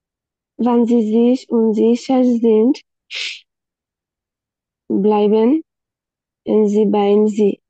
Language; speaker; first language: German; non-native, learner; Bangla